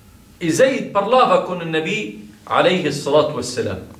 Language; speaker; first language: Italian; non-native, fluent; Arabic